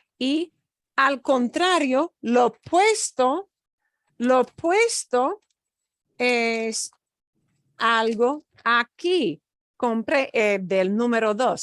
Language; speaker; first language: Spanish; non-native, fluent; English